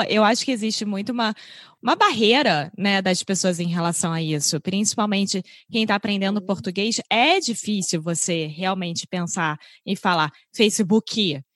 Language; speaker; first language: Portuguese; native; Portuguese